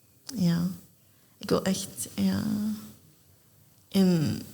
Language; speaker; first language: Dutch; non-native, learner; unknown